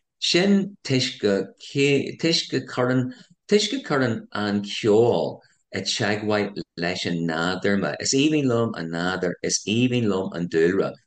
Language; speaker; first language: Irish; non-native, local second language; English